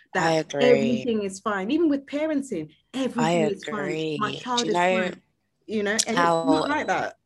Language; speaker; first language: English; native; English